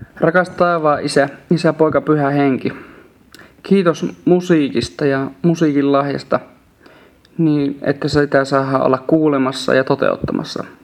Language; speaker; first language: Finnish; native; Finnish